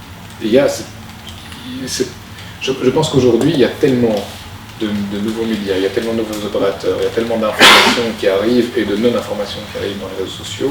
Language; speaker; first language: French; native; French